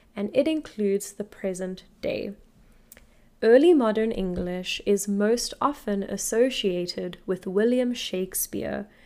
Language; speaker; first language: English; native; English